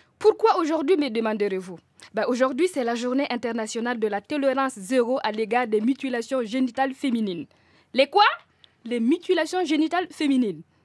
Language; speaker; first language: French; non-native, local second language; Mossi